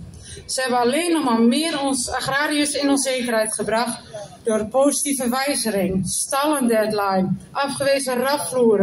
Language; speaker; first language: Dutch; native; Dutch